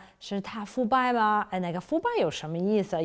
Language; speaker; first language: Chinese; non-native, fluent; English